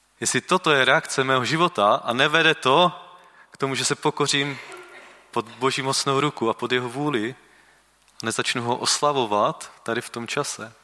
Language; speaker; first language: Czech; native; Czech